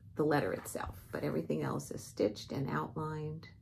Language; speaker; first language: English; native; English